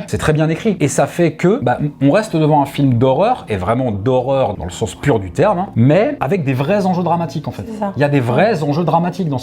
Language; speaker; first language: French; native; French